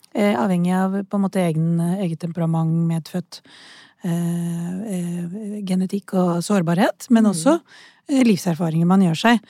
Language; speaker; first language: Norwegian; early bilingual, other home language; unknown